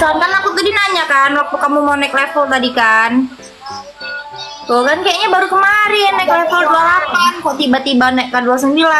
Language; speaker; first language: Indonesian; native; Indonesian